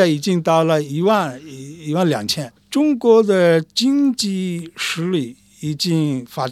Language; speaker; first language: Chinese; non-native, fluent; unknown